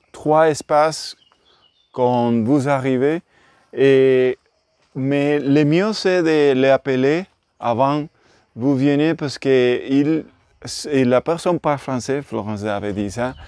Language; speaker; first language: French; non-native, learner; English